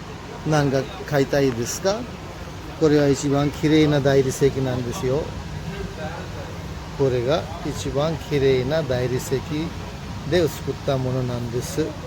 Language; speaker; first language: Japanese; non-native, fluent; Urdu